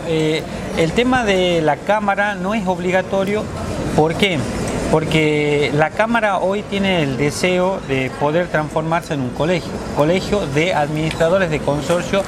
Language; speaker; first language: Spanish; native; Spanish